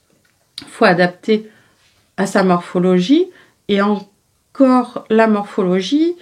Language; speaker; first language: French; native; French